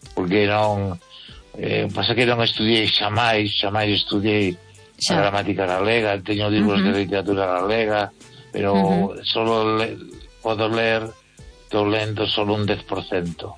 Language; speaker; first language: Galician; non-native, learner; Spanish